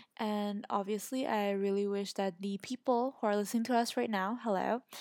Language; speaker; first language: English; non-native, fluent; Indonesian